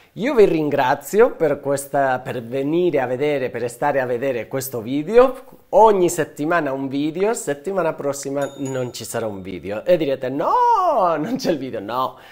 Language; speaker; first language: Italian; non-native, fluent; Spanish